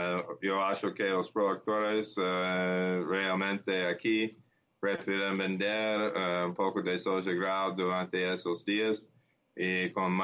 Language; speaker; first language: Portuguese; non-native, learner; English